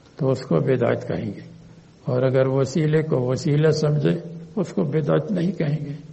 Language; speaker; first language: Urdu; native; Urdu